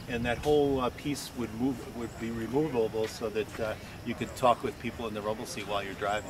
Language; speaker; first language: English; native; English